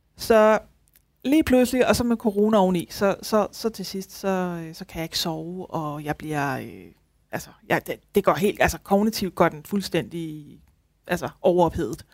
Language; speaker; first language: Danish; native; Danish